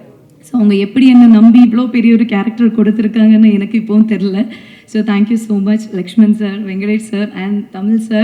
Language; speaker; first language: Tamil; non-native, fluent; Malayalam